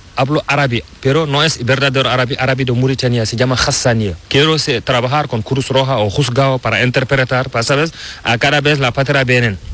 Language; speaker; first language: Spanish; non-native, learner; Fula